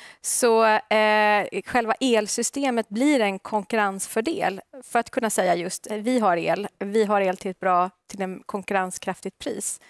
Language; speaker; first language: Swedish; native; Swedish